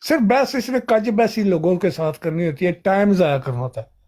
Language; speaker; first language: Urdu; non-native, local second language; Punjabi